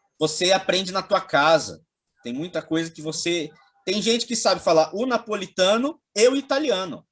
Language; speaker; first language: Portuguese; native; Portuguese